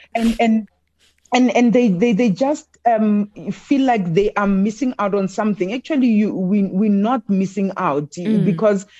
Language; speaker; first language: English; non-native, local second language; Southern Sotho